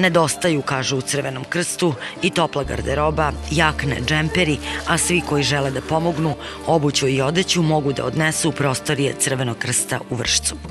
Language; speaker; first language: Serbian; native; Serbian